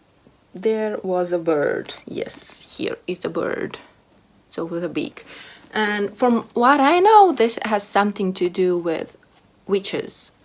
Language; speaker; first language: English; non-native, fluent; Latvian